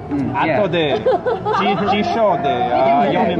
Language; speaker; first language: Japanese; non-native, learner; English